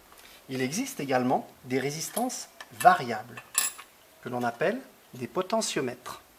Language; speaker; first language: French; native; French